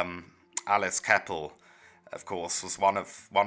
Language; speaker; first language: English; native; English